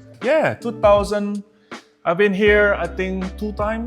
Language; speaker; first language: English; non-native, fluent; Indonesian